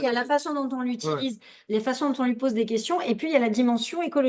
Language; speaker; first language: French; native; French